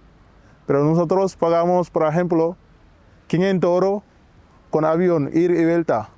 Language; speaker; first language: Spanish; non-native, learner; Wolof